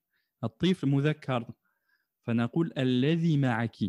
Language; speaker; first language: Arabic; non-native, fluent; French